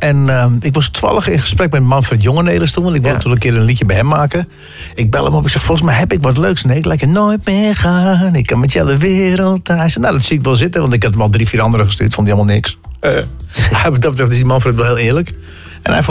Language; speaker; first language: Dutch; early bilingual, other home language; English